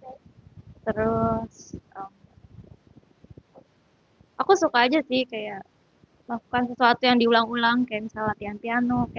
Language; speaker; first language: Indonesian; native; Indonesian